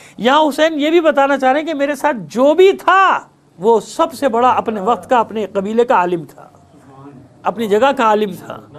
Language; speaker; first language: Urdu; native; Urdu